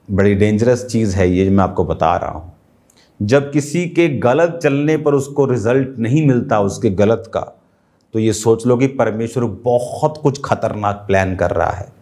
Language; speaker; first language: Hindi; non-native, local second language; Punjabi